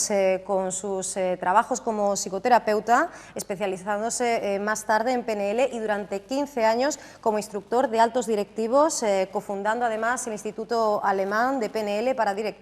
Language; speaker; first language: Spanish; native; Spanish